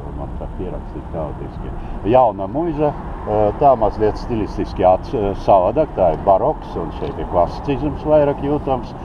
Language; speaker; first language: Latvian; non-native, local second language; Russian